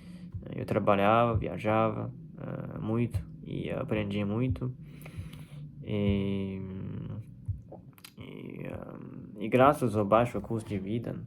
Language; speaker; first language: Portuguese; non-native, fluent; Chinese